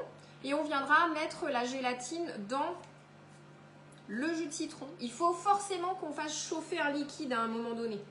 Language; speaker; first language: French; native; French